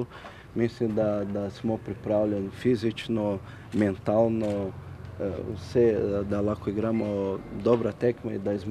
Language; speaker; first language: Slovenian; non-native, learner; Portuguese